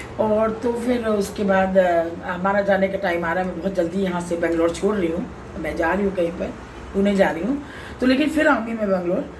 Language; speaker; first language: Hindi; native; Hindi